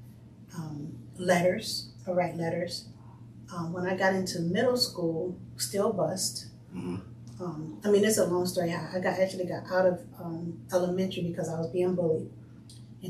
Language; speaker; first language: English; native; English